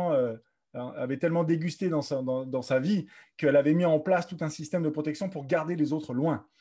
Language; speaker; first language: French; native; French